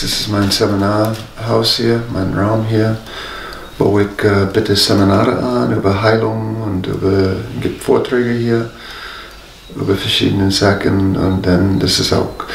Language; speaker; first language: German; non-native, fluent; English